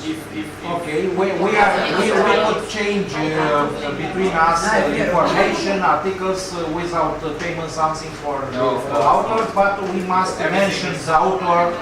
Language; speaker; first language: English; non-native, learner; Romanian